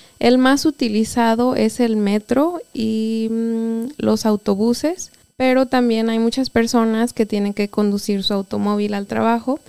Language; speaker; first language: Spanish; native; Spanish